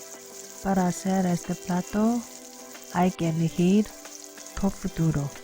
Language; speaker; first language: Spanish; non-native, learner; Korean